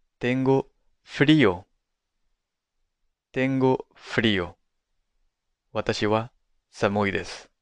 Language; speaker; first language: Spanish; non-native, fluent; Japanese